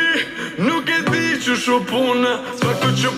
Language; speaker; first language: English; native; English